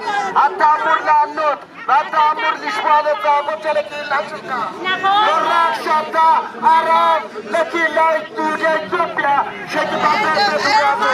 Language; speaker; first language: Hebrew; non-native, learner; Amharic